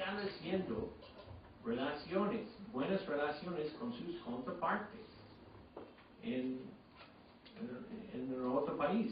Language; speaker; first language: Spanish; non-native, fluent; English